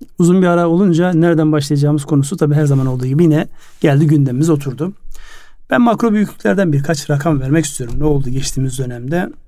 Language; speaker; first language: Turkish; native; Turkish